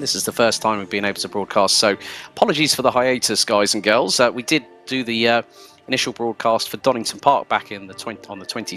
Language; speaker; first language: English; native; English